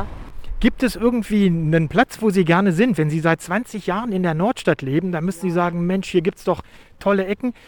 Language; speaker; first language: German; native; German